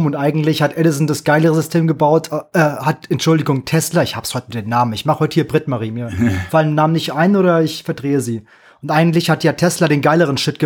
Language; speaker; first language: German; native; German